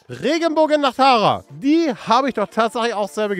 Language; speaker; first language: German; native; German